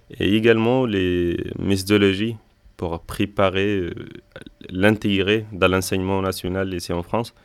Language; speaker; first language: French; non-native, fluent; Arabic